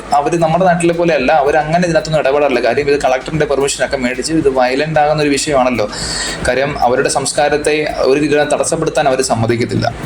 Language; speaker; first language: Malayalam; native; Malayalam